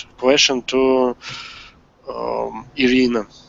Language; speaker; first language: English; non-native, learner; Russian